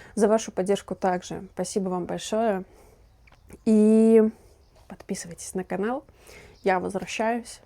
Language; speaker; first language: Russian; native; Russian